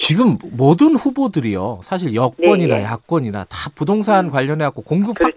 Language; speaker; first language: Korean; native; Korean